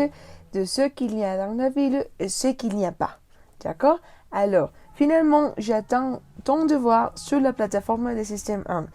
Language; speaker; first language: French; non-native, fluent; Spanish